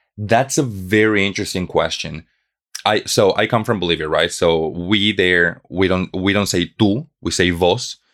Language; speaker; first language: English; non-native, fluent; Spanish